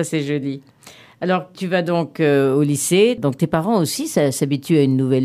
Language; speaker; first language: French; native; French